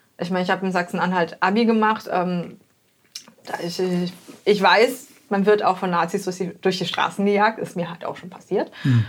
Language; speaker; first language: German; native; German